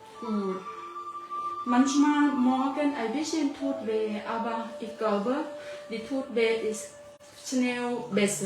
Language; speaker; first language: German; non-native, learner; Thai